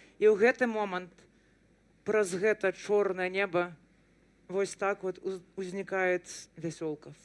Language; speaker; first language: Belarusian; non-native, local second language; Russian